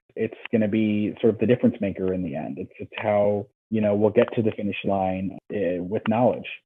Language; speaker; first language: English; native; English